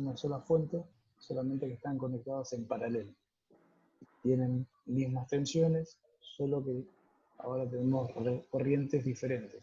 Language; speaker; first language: Spanish; native; Spanish